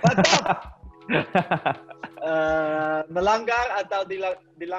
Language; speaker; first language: Indonesian; non-native, learner; Dutch